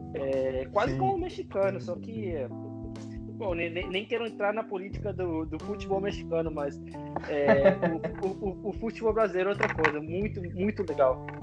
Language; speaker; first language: Portuguese; non-native, fluent; English